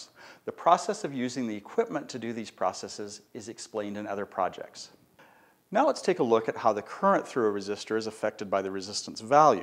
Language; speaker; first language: English; native; English